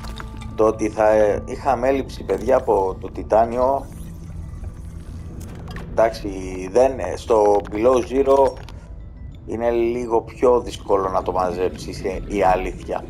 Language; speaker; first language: Greek; native; Greek